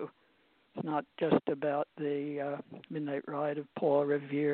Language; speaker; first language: English; native; English